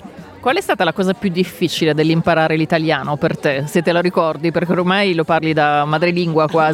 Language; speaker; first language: Italian; native; Italian